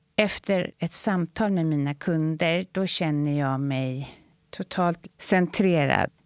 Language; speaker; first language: Swedish; native; Swedish